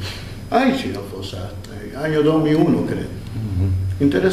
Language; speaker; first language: Romanian; non-native, learner; Spanish